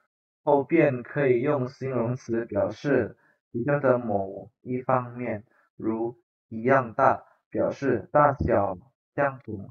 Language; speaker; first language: Chinese; non-native, fluent; Indonesian